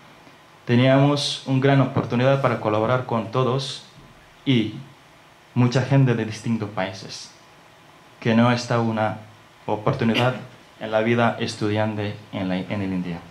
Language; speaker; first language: Spanish; non-native, learner; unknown